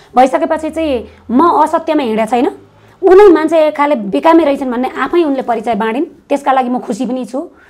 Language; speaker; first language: Nepali; native; Nepali